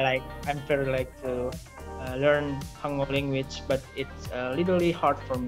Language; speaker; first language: English; non-native, learner; Indonesian